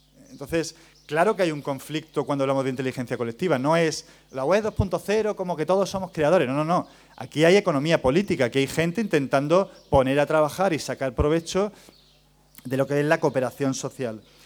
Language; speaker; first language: Spanish; native; Spanish